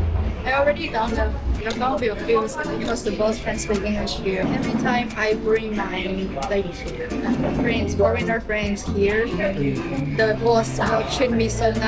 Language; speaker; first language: English; non-native, learner; Chinese